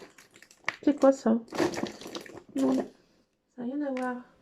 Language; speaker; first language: French; native; French